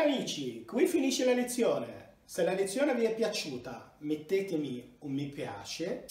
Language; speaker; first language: Italian; non-native, fluent; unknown